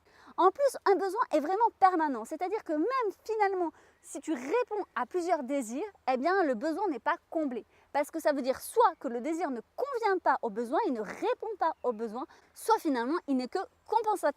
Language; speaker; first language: French; native; French